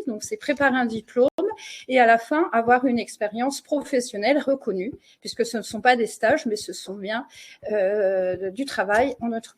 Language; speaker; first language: French; native; French